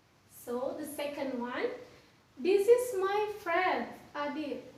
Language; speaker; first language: English; non-native, fluent; Indonesian